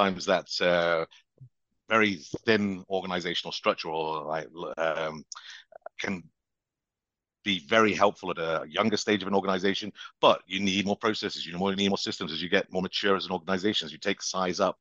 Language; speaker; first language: English; native; English